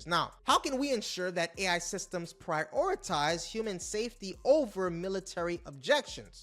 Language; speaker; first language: English; native; English